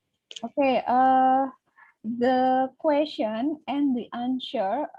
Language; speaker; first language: English; non-native, learner; Indonesian